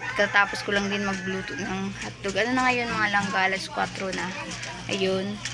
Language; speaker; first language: Filipino; non-native, local second language; Waray